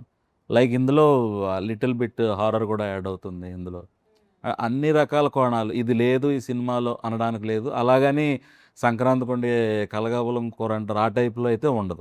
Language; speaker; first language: Telugu; native; Telugu